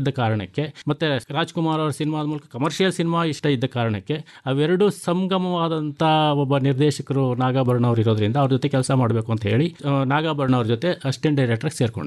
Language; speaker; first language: Kannada; native; Kannada